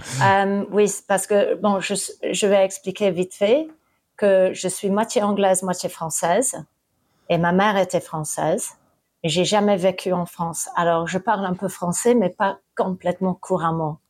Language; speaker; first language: French; early bilingual, heritage; English